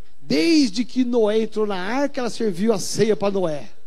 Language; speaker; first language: Portuguese; native; Portuguese